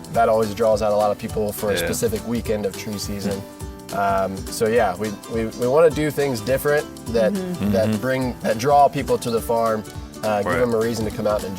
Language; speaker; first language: English; native; English